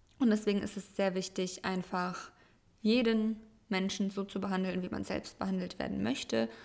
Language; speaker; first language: German; early bilingual, other home language; Russian